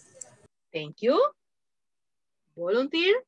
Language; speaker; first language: English; non-native, fluent; Spanish